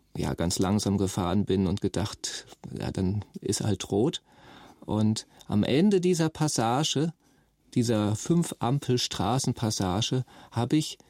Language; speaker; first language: German; native; German